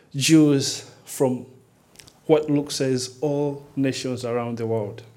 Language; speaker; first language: English; non-native, local second language; Nyanja